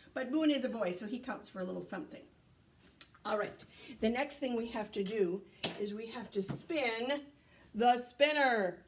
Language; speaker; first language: English; native; English